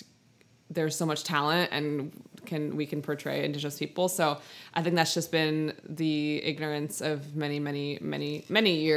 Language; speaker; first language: English; native; English